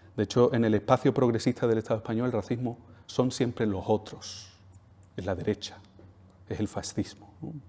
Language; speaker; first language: Spanish; native; Spanish